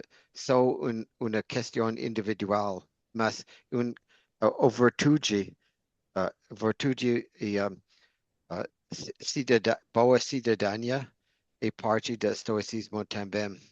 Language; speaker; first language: Portuguese; non-native, fluent; English